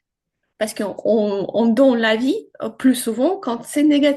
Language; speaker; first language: French; non-native, fluent; Ukrainian